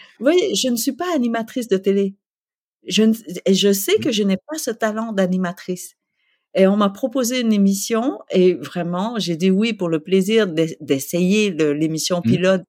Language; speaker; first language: French; early bilingual, other home language; Vietnamese